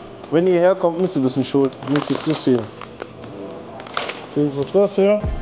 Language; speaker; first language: German; native; German